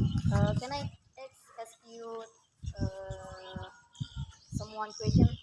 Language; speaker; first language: English; non-native, learner; Indonesian